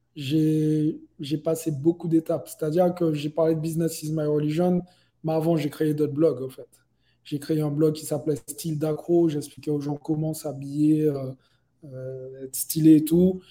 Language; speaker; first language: French; native; French